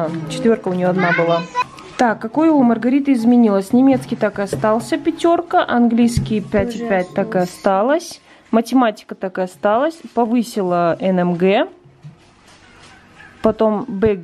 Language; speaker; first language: Russian; native; Russian